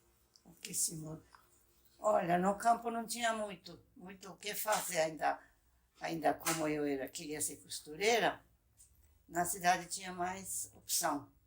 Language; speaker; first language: Portuguese; non-native, local second language; Japanese